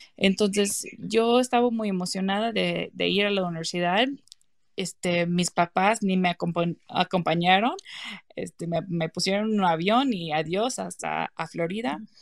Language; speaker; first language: Spanish; non-native, fluent; English